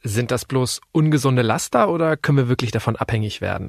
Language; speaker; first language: German; native; German